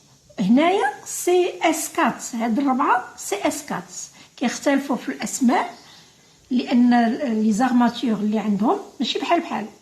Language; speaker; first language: Arabic; native; Arabic